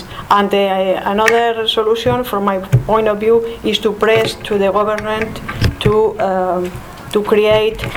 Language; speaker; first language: English; non-native, learner; Spanish